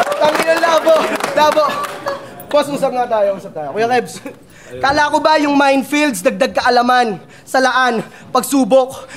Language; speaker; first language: Filipino; native; Filipino